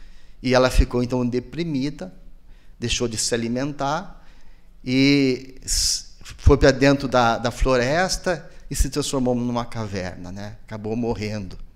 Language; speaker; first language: Portuguese; native; Portuguese